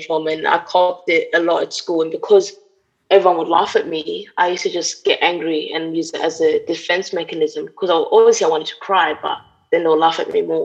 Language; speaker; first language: English; native; English